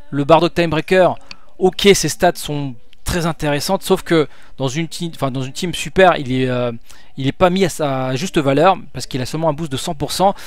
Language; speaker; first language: French; native; French